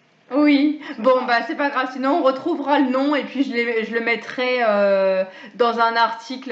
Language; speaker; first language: French; native; French